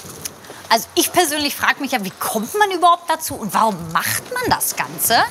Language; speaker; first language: German; native; German